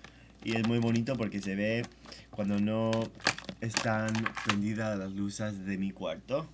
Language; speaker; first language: Spanish; non-native, fluent; English